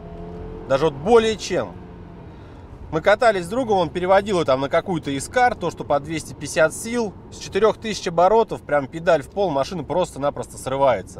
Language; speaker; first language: Russian; native; Russian